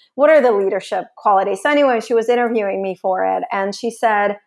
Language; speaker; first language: English; early bilingual, other home language; Russian